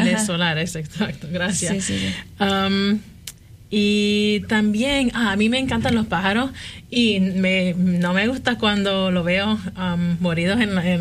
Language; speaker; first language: Spanish; early bilingual, heritage; Spanish